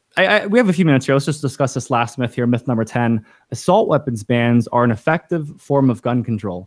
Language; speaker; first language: English; native; English